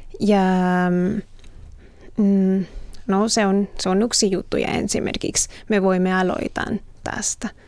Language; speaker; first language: Finnish; non-native, learner; Spanish